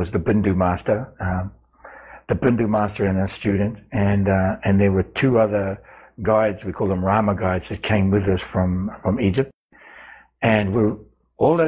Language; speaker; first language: English; native; English